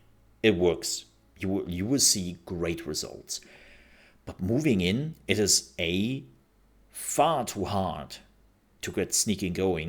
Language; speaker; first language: English; non-native, fluent; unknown